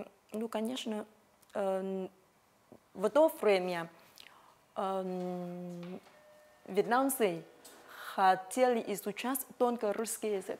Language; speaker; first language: Russian; non-native, fluent; Vietnamese